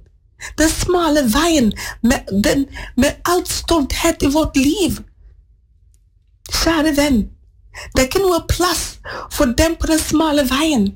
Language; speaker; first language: Norwegian; non-native, fluent; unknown